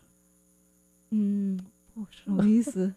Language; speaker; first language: Chinese; early bilingual, heritage; Chinese